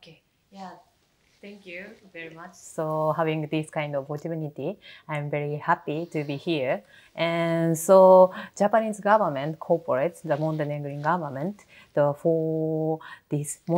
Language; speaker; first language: English; non-native, learner; Japanese